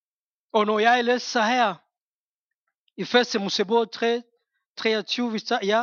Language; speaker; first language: Danish; non-native, fluent; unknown